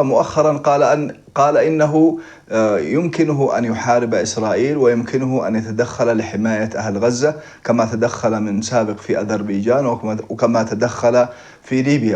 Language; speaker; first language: Arabic; native; Arabic